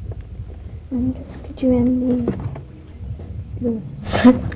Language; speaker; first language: French; non-native, learner; English